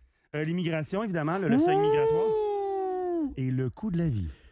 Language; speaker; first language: French; native; French